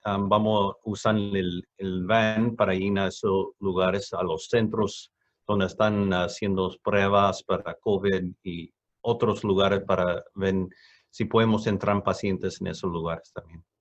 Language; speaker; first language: Spanish; non-native, fluent; English